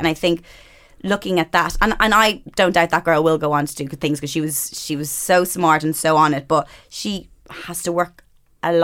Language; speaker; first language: English; native; English